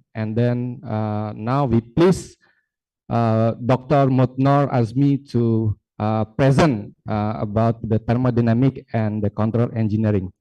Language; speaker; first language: English; non-native, fluent; Indonesian